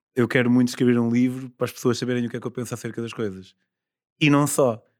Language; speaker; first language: Portuguese; native; Portuguese